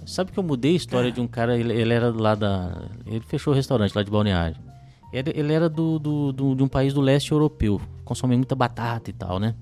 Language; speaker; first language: Portuguese; native; Portuguese